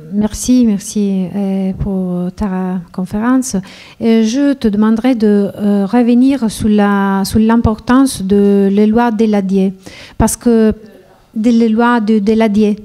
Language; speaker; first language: French; non-native, fluent; Italian